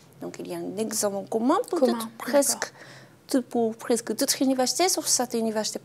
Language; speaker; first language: French; non-native, fluent; Japanese